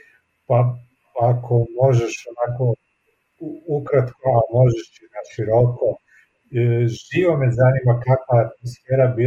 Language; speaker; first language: Serbian; native; Serbian